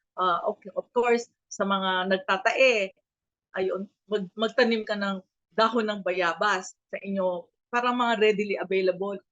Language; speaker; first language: Filipino; native; Filipino